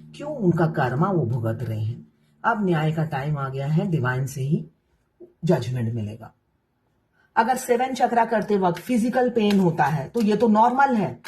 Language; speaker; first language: Hindi; non-native, local second language; Bangla